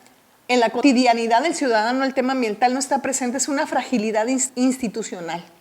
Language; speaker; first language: Spanish; native; Spanish